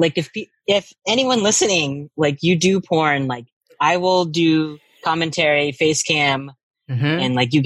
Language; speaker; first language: English; native; English